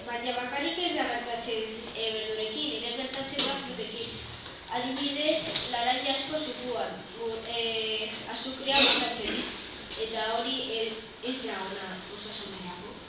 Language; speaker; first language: Basque; non-native, local second language; Spanish